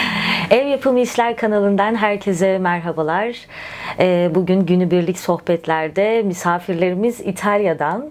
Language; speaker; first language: Turkish; native; Turkish